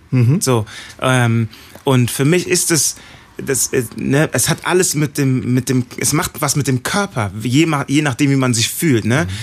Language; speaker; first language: German; early bilingual, other home language; Akan